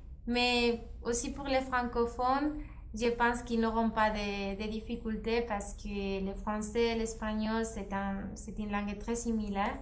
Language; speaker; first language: French; non-native, fluent; Spanish